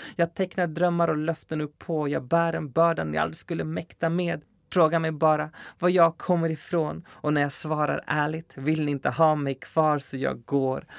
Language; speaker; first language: Swedish; early bilingual, other home language; Spanish